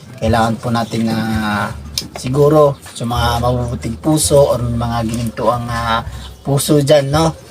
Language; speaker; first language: Filipino; non-native, local second language; Cebuano